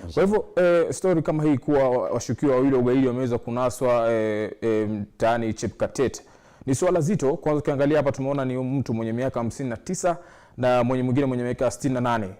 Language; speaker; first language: Swahili; native; Swahili